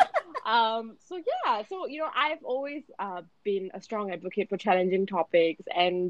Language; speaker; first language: English; native; English